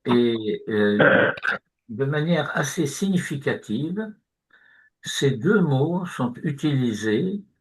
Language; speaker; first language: French; native; French